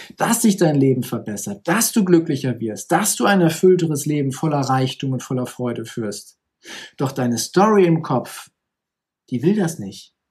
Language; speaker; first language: German; native; German